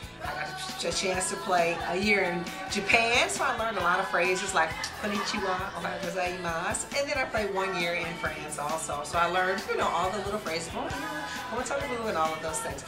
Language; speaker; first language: English; native; English